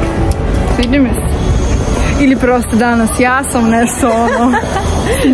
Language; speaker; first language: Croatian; non-native, fluent; Russian